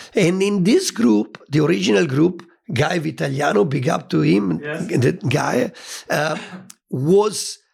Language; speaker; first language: English; non-native, fluent; Italian